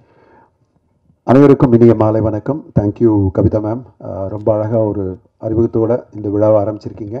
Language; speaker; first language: Tamil; native; Tamil